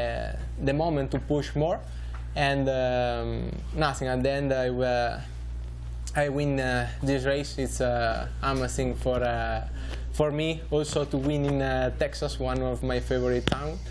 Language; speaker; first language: English; non-native, learner; Italian